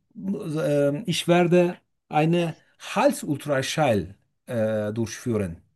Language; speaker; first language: German; non-native, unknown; Turkish